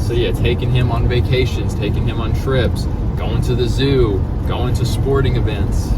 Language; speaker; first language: English; native; English